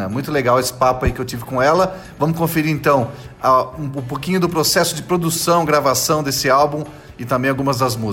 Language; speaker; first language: Portuguese; native; Portuguese